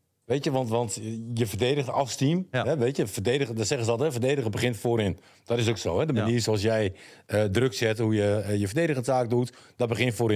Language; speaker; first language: Dutch; native; Dutch